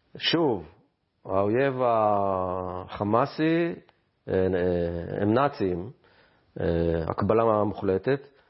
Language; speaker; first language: Hebrew; native; Hebrew